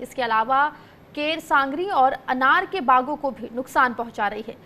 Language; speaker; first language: Hindi; native; Hindi